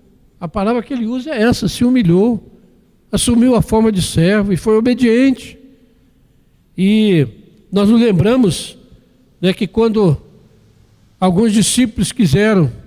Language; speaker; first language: Portuguese; native; Portuguese